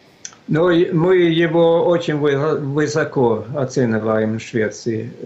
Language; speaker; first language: Russian; non-native, fluent; Swedish